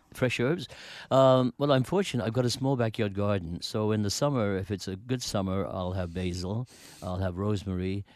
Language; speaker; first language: English; native; English